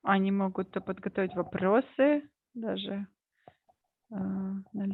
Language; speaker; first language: Russian; native; Russian